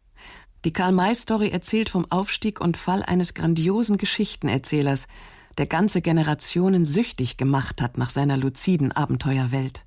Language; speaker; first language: German; native; German